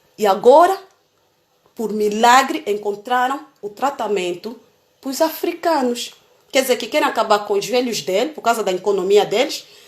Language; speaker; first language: Portuguese; native; Portuguese